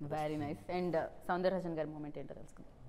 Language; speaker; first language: Telugu; native; Telugu